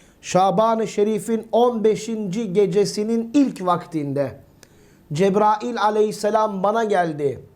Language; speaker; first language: Turkish; native; Turkish